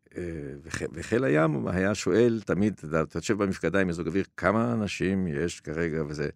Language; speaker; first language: Hebrew; native; Hebrew